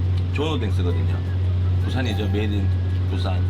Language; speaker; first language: Korean; native; Korean